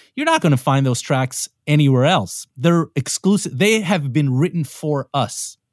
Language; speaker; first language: English; non-native, fluent; Hebrew